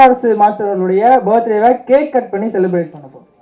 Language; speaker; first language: Tamil; native; Tamil